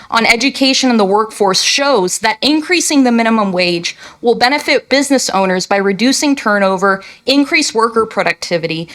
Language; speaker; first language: English; native; English